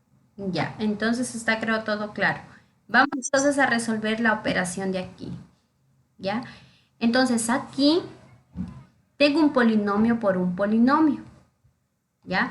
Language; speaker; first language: Spanish; native; Spanish